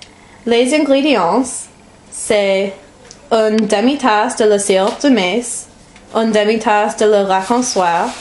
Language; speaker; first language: French; non-native, learner; English